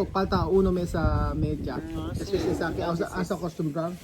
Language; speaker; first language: Spanish; non-native, learner; Filipino